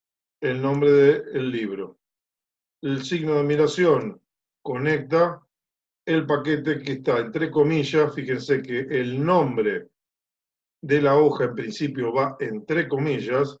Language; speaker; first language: Spanish; native; Spanish